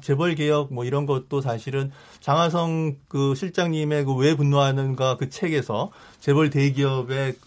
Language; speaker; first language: Korean; native; Korean